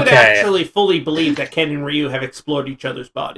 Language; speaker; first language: English; native; English